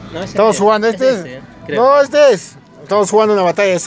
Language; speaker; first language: Spanish; native; Spanish